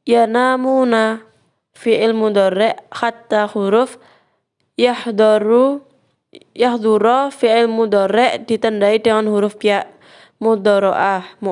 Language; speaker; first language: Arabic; non-native, learner; Indonesian